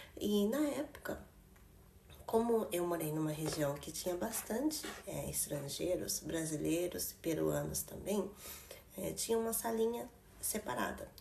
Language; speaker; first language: Portuguese; early bilingual, heritage; Portuguese